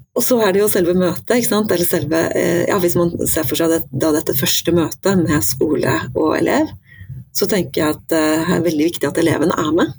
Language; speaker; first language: Norwegian; native; Norwegian